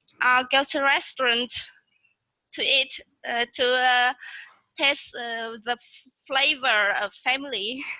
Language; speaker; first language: English; non-native, learner; Vietnamese